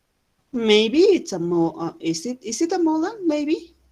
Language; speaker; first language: English; non-native, fluent; Spanish